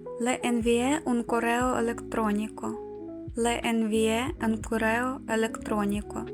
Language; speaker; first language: Spanish; non-native, fluent; Ukrainian